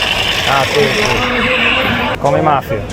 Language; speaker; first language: Italian; non-native, learner; English